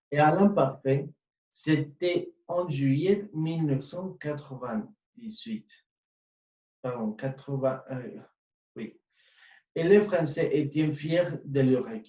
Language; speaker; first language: French; non-native, fluent; Spanish